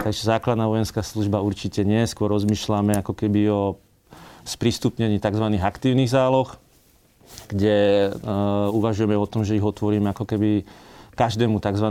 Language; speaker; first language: Slovak; native; Slovak